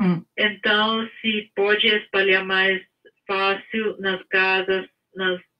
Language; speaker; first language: Portuguese; non-native, fluent; English